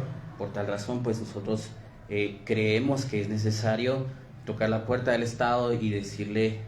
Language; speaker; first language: Spanish; native; Spanish